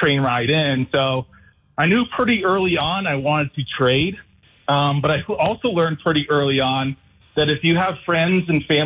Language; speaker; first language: English; native; English